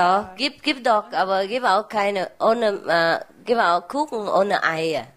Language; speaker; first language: German; non-native, learner; Vietnamese